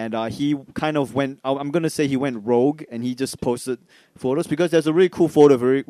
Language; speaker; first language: English; non-native, local second language; Chinese